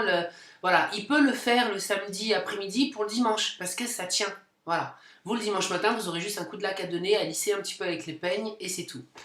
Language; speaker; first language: French; native; French